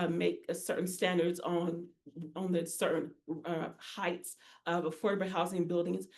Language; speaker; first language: English; native; English